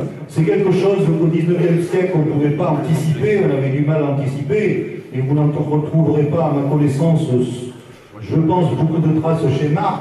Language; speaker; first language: French; native; French